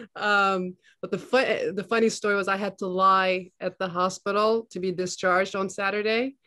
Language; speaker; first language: English; non-native, fluent; Turkish